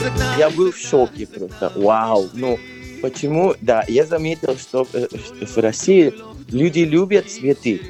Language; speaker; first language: Russian; non-native, fluent; Spanish